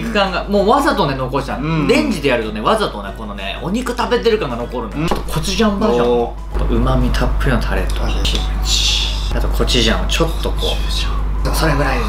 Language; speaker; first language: Japanese; native; Japanese